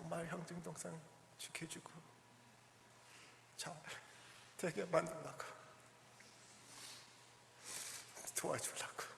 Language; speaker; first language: Korean; early bilingual, heritage; English